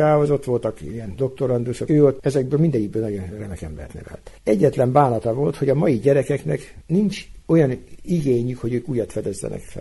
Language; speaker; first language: Hungarian; native; Hungarian